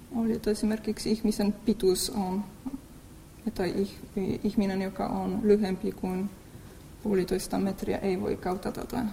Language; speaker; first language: Finnish; non-native, fluent; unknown